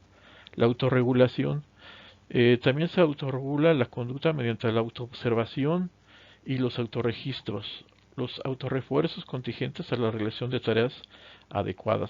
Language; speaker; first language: Spanish; native; Spanish